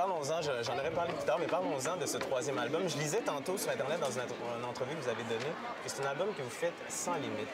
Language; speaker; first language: French; native; French